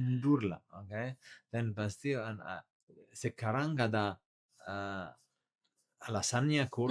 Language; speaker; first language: Indonesian; non-native, learner; Italian